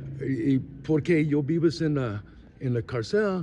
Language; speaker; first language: Spanish; non-native, learner; English